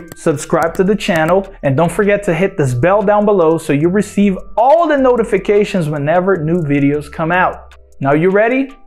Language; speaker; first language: English; non-native, fluent; Portuguese